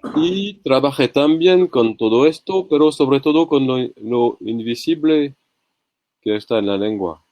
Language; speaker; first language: Spanish; non-native, learner; French